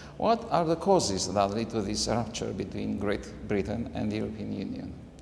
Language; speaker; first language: English; non-native, fluent; Romanian